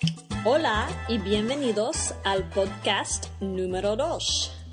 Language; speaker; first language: Spanish; non-native, fluent; English